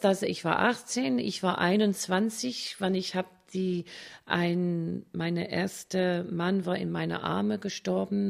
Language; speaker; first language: German; non-native, fluent; English